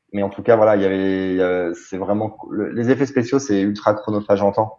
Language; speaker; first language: French; native; French